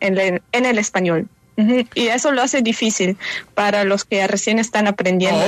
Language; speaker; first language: Spanish; non-native, fluent; German